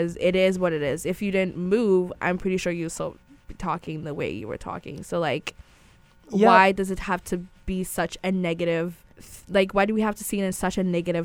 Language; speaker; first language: English; non-native, local second language; Akan